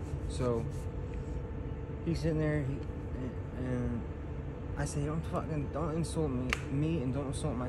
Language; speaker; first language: English; native; English